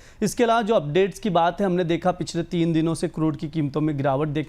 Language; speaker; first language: Hindi; native; Hindi